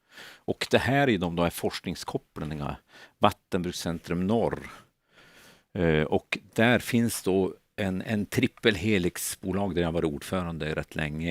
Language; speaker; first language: Swedish; native; Swedish